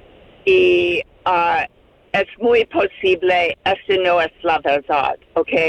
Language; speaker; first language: Spanish; non-native, fluent; English